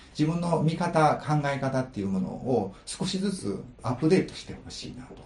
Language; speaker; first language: Japanese; native; Japanese